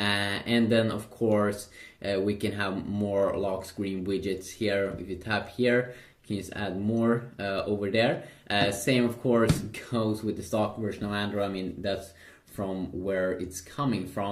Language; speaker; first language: English; non-native, fluent; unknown